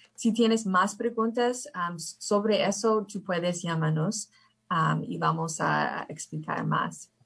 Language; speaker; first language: Spanish; early bilingual, heritage; English